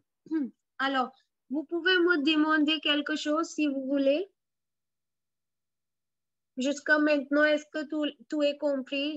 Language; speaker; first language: French; non-native, fluent; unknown